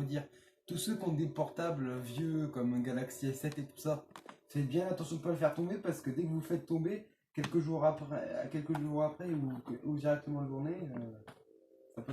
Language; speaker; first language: French; native; French